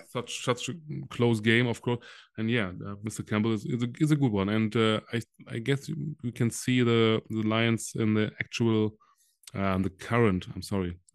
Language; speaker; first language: English; non-native, fluent; German